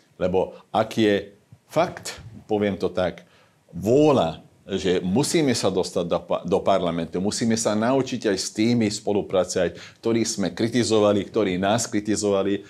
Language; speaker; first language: Slovak; non-native, local second language; Hungarian